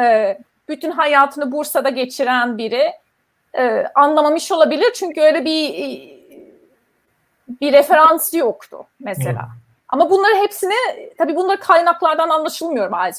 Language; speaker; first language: Turkish; non-native, fluent; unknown